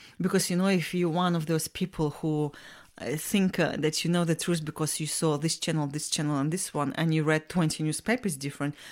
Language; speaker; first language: English; non-native, fluent; Russian